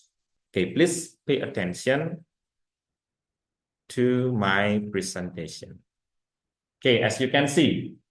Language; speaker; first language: English; non-native, fluent; Indonesian